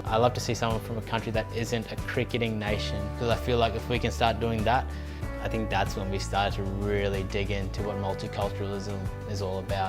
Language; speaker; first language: English; early bilingual, other home language; Urdu